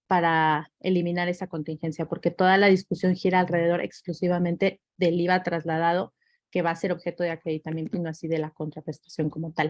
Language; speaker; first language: Spanish; native; Spanish